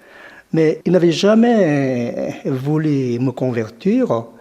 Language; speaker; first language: French; non-native, fluent; Korean